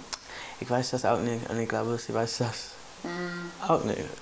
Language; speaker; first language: German; non-native, learner; English